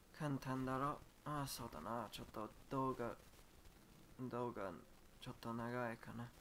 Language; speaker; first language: Japanese; non-native, learner; English